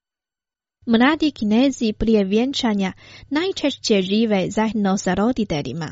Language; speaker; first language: Croatian; non-native, fluent; Chinese